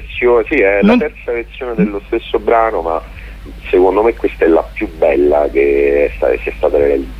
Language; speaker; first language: Italian; native; Italian